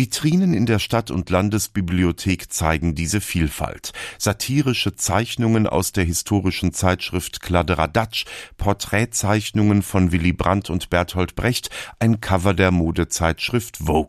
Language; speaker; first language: German; native; German